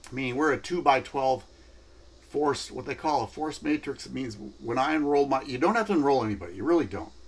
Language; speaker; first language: English; native; English